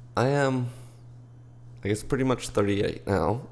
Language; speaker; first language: English; early bilingual, heritage; English